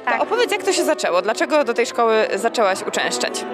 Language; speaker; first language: Polish; native; Polish